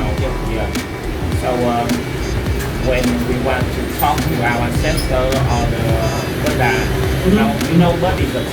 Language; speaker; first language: English; non-native, fluent; Vietnamese